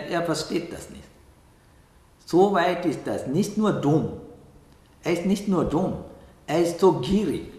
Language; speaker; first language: German; non-native, fluent; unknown